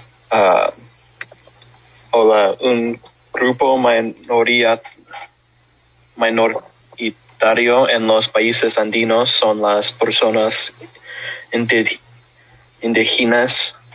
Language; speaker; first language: Spanish; non-native, learner; English